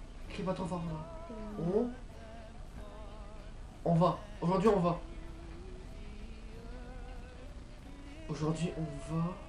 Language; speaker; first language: French; native; French